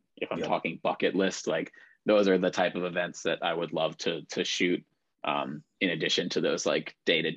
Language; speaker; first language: English; native; English